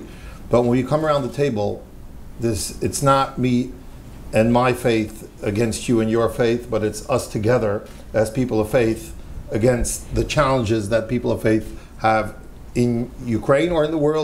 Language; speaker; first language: English; native; English